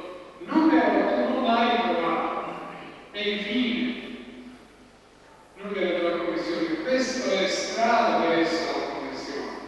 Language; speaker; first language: Italian; non-native, fluent; Croatian